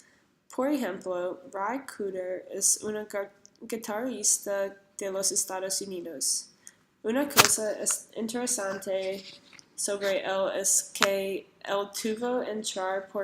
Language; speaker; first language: Spanish; non-native, learner; English